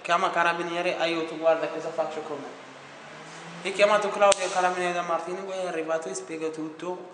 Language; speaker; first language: Italian; non-native, learner; Arabic